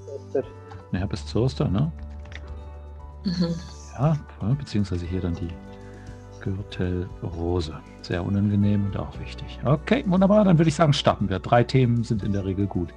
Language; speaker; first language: German; native; German